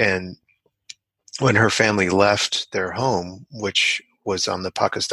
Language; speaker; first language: English; native; English